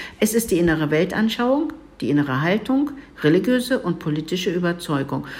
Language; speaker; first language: German; early bilingual, other home language; Turkish